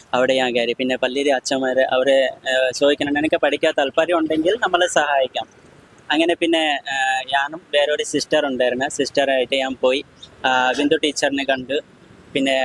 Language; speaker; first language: Malayalam; non-native, local second language; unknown